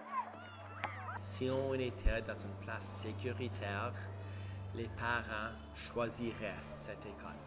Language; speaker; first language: French; native; French